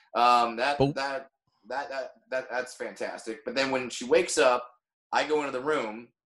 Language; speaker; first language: English; native; English